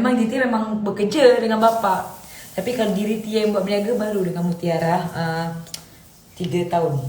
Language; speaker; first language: Malay; native; Malay